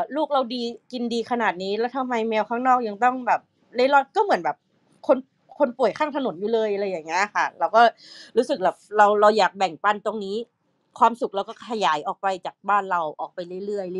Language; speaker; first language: Thai; native; Thai